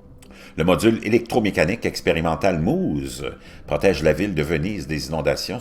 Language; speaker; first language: French; native; French